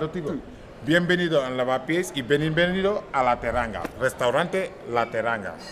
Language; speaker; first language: Spanish; non-native, fluent; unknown